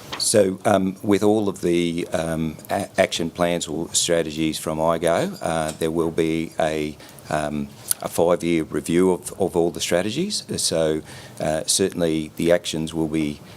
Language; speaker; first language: English; native; English